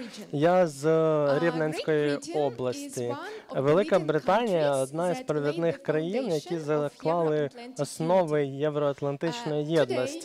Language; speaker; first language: Ukrainian; native; Ukrainian